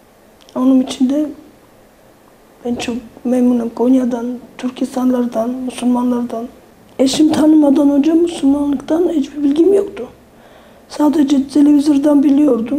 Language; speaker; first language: Turkish; non-native, fluent; Armenian